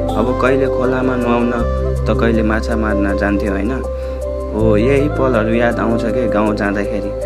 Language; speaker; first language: Nepali; non-native, local second language; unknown